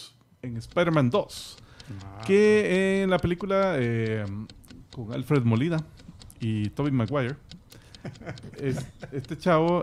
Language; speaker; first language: Spanish; native; Spanish